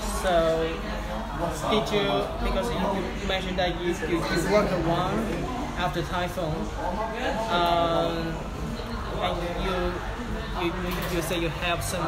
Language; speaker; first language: English; non-native, fluent; Cantonese